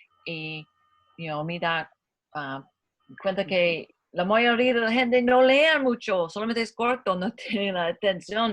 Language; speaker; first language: Spanish; non-native, learner; English